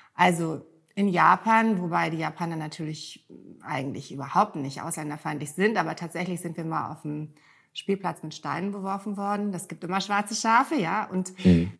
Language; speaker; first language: German; early bilingual, heritage; German